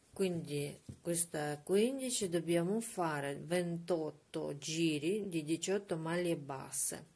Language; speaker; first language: Italian; non-native, learner; Russian